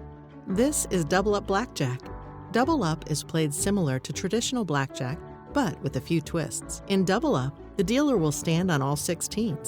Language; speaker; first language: English; native; English